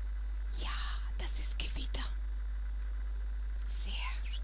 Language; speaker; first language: German; non-native, fluent; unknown